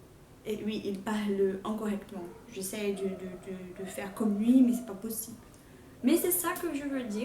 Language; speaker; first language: French; non-native, fluent; Portuguese